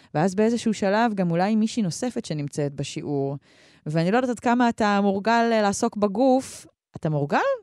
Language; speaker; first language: Hebrew; native; Hebrew